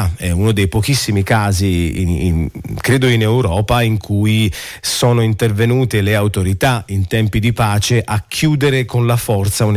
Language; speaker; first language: Italian; native; Italian